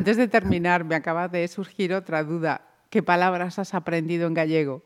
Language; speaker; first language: Spanish; native; Spanish